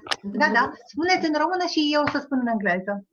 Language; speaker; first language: Romanian; native; Romanian